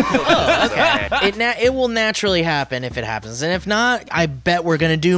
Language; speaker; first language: English; native; English